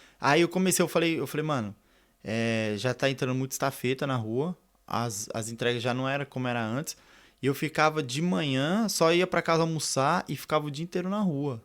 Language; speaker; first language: Portuguese; native; Portuguese